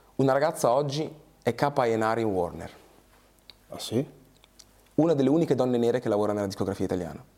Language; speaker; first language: Italian; early bilingual, other home language; Portuguese